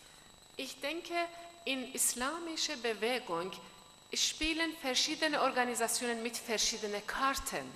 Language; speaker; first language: German; non-native, fluent; Persian